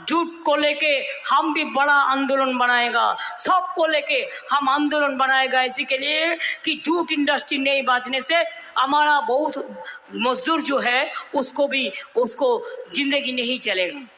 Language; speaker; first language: Hindi; non-native, local second language; Bangla